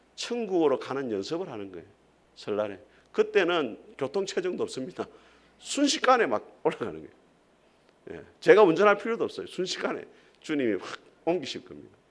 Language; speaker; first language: Korean; native; Korean